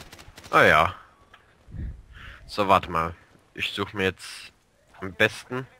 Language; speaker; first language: German; native; German